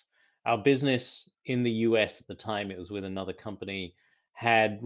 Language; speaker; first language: English; native; English